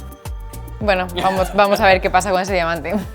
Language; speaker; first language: Spanish; native; Spanish